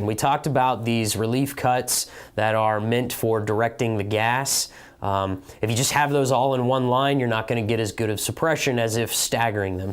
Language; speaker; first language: English; native; English